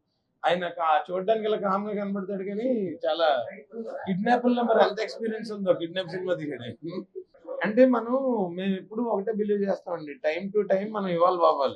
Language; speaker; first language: Telugu; native; Telugu